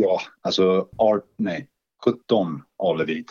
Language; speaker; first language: Swedish; non-native, fluent; English